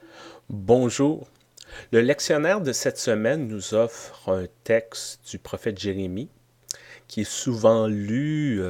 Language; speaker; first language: French; native; French